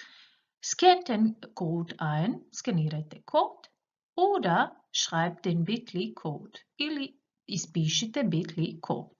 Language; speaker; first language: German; non-native, fluent; Croatian